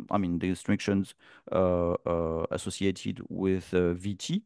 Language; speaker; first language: English; non-native, fluent; French